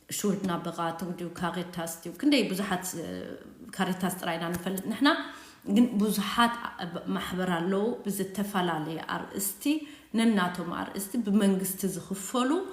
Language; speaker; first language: Tigrinya; native; Tigrinya